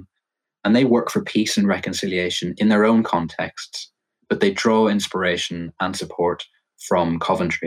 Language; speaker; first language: English; native; English